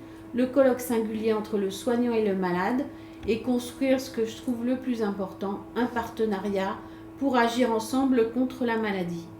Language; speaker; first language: French; native; French